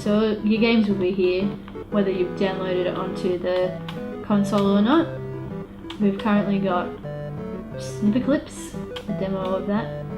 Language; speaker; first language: English; native; English